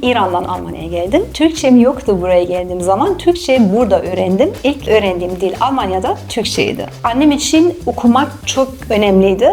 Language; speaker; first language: Turkish; non-native, fluent; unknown